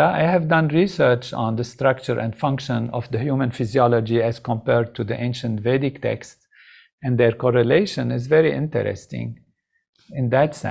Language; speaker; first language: English; non-native, fluent; Arabic